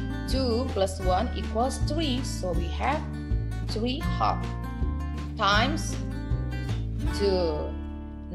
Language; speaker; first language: English; non-native, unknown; Indonesian